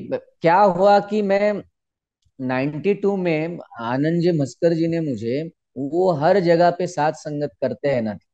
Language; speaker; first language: Hindi; non-native, local second language; Konkani